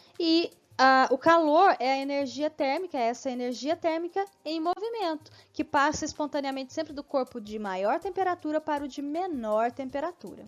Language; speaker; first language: Portuguese; native; Portuguese